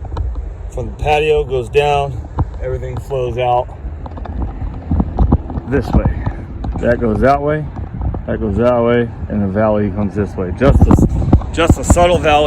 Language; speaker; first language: English; native; English